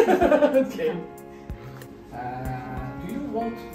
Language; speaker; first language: English; non-native, learner; Japanese